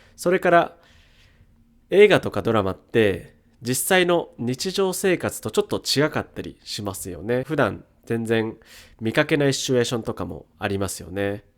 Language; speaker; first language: Japanese; native; Japanese